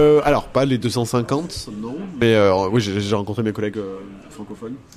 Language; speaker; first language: French; native; French